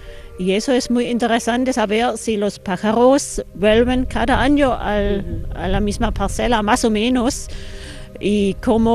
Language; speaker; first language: Spanish; non-native, fluent; German